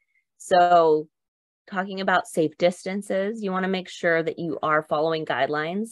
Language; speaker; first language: English; native; English